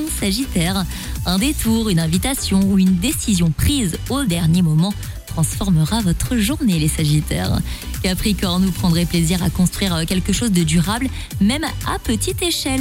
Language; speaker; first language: French; native; French